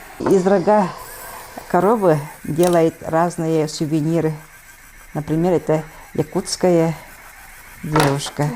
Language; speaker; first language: Russian; non-native, local second language; Yakut